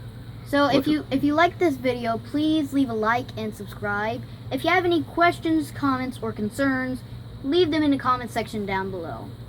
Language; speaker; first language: English; native; English